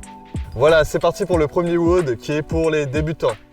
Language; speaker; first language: French; native; French